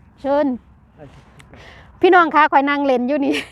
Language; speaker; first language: Thai; non-native, local second language; Lao